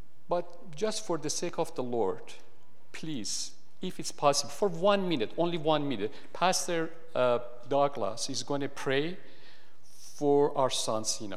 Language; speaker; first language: English; non-native, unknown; Persian